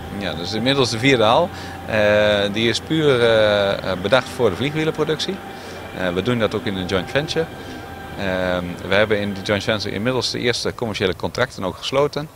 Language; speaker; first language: Dutch; native; Dutch